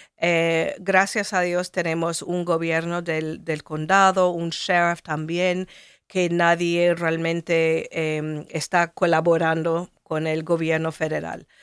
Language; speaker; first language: Spanish; non-native, fluent; English